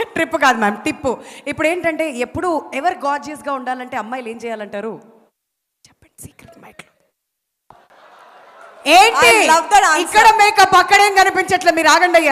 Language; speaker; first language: Telugu; native; Telugu